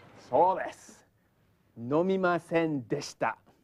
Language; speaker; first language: Japanese; non-native, fluent; English